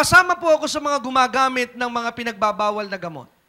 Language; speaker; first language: Filipino; native; Filipino